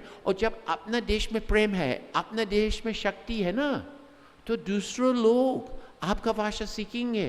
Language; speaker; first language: Hindi; non-native, fluent; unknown